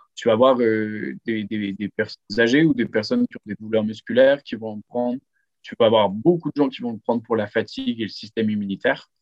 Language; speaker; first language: French; native; French